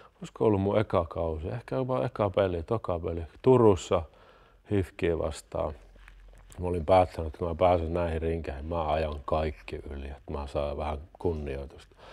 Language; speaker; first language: Finnish; native; Finnish